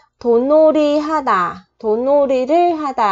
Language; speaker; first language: Korean; non-native, fluent; Vietnamese